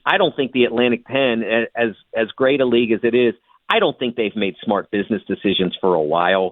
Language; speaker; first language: English; native; English